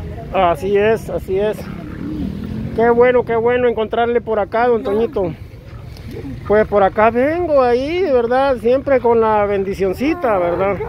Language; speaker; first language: Spanish; native; Spanish